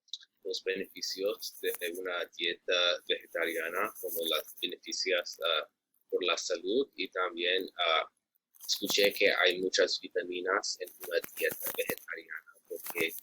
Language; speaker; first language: Spanish; non-native, learner; English